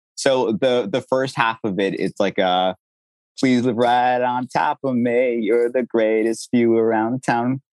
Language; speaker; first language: English; native; English